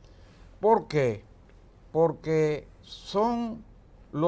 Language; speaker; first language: Spanish; native; Spanish